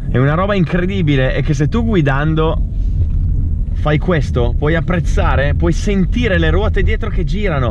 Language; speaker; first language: Italian; native; Italian